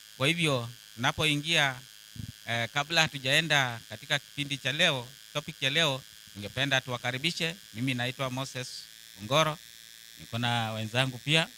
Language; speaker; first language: Swahili; non-native, local second language; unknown